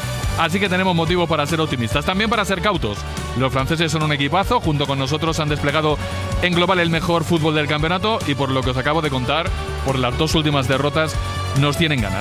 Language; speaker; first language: Spanish; native; Spanish